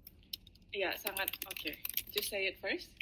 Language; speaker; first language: English; non-native, fluent; Indonesian